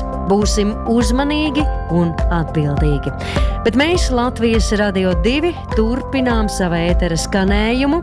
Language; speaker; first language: Latvian; native; Latvian